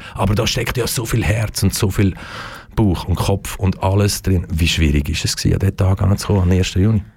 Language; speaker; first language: German; native; German